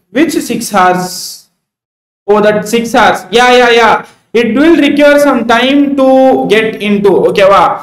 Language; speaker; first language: English; non-native, local second language; Tamil